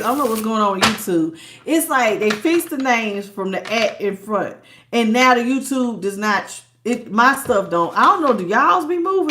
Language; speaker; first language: English; native; English